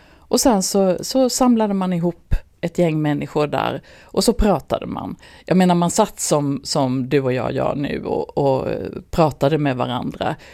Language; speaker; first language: Swedish; native; Swedish